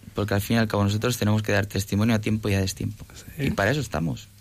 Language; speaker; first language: Spanish; native; Spanish